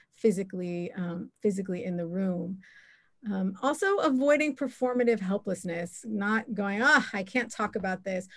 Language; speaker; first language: English; native; English